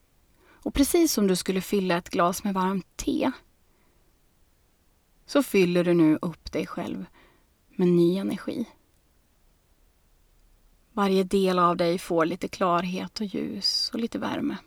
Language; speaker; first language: Swedish; native; Swedish